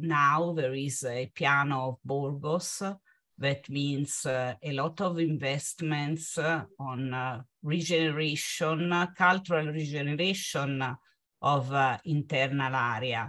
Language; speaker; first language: English; non-native, fluent; Italian